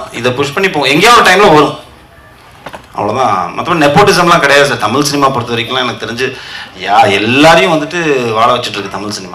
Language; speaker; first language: Tamil; native; Tamil